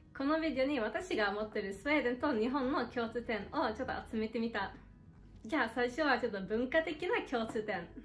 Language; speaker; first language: Japanese; non-native, fluent; Swedish